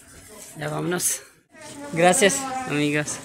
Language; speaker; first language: Spanish; non-native, learner; Hindi